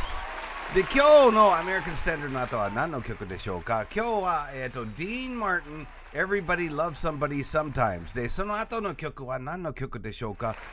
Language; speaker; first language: Japanese; non-native, fluent; English